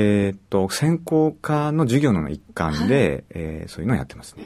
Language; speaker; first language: Japanese; native; Japanese